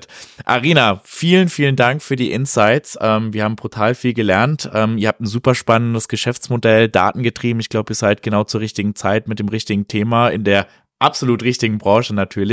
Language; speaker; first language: German; native; German